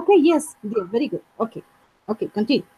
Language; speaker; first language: English; non-native, fluent; Spanish